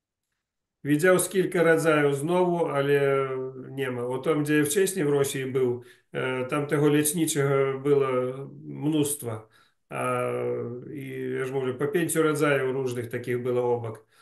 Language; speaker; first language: Polish; non-native, learner; Ukrainian